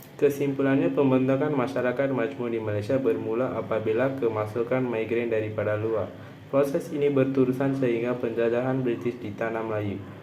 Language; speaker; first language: Malay; non-native, local second language; Tamil